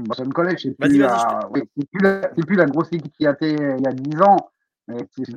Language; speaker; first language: French; native; French